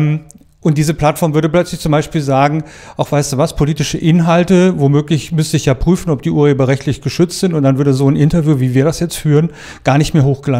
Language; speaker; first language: German; native; German